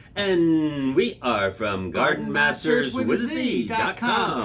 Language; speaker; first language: English; native; English